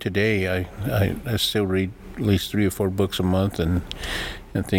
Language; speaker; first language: English; early bilingual, other home language; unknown